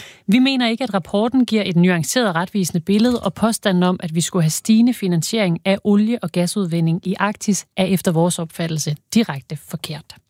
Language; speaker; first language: Danish; native; Danish